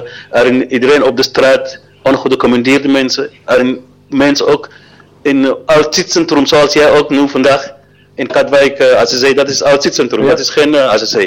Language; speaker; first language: Dutch; non-native, learner; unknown